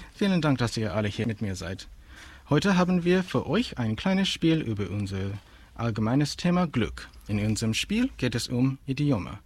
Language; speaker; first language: German; non-native, fluent; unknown